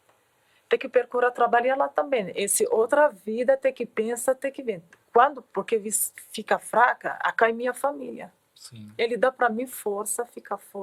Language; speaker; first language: Portuguese; non-native, learner; Arabic